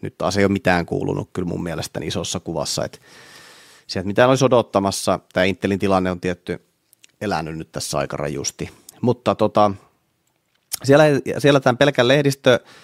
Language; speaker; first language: Finnish; native; Finnish